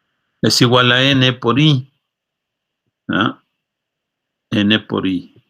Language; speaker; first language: Spanish; native; Spanish